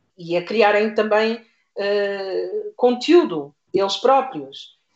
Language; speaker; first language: Portuguese; native; Portuguese